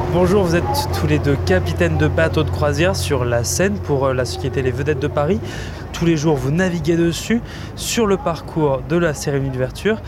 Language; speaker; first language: French; non-native, fluent; German